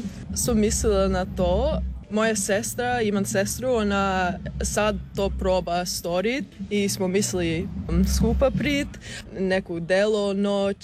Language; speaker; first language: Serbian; early bilingual, heritage; English